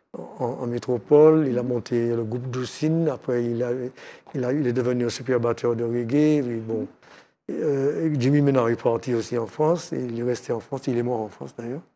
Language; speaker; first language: French; native; French